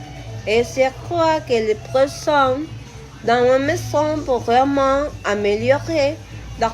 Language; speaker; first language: French; non-native, learner; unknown